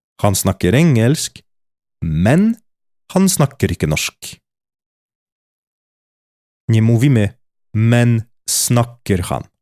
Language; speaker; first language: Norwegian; non-native, fluent; Polish